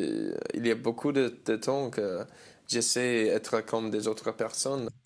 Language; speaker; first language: French; non-native, learner; English